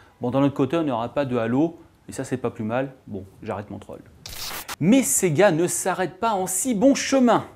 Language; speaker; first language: French; native; French